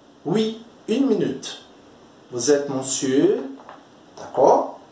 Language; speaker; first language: French; non-native, fluent; Portuguese